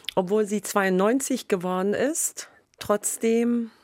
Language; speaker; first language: German; non-native, fluent; Persian